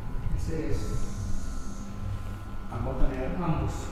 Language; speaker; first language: Spanish; non-native, local second language; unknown